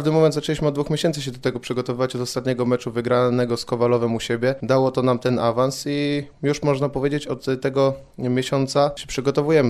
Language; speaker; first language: Polish; native; Polish